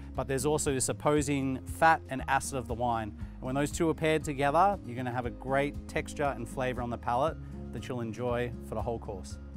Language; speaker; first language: English; native; English